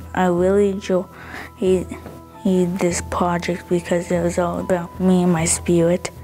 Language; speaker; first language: English; native; English